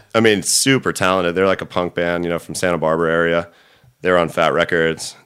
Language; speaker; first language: English; native; English